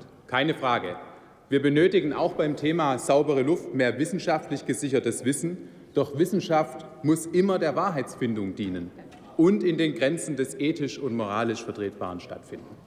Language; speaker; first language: German; native; German